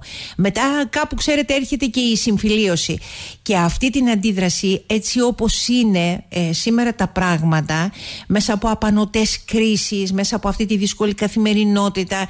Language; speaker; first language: Greek; native; Greek